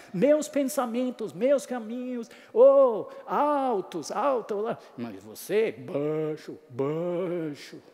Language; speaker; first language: Portuguese; non-native, fluent; English